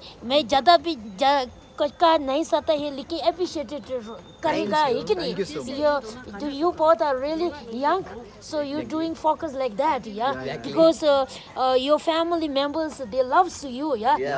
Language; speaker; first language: Hindi; non-native, local second language; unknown